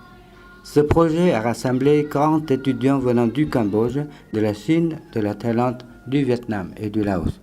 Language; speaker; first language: French; non-native, fluent; Lao